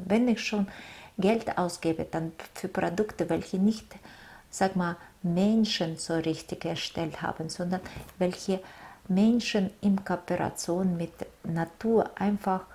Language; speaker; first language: German; non-native, fluent; Russian